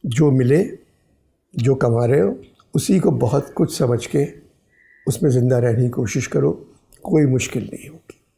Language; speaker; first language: Urdu; native; Urdu